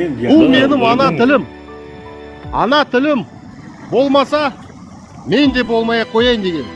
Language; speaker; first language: Kazakh; non-native, local second language; Russian